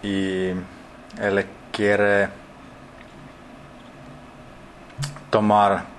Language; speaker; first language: Spanish; non-native, learner; Portuguese